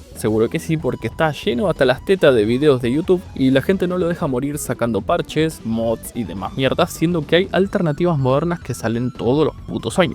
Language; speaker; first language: Spanish; native; Spanish